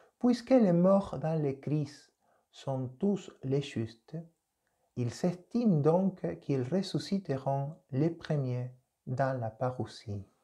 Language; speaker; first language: French; non-native, fluent; Spanish